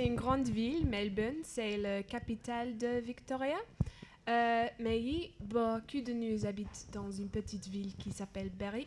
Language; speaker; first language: French; non-native, learner; English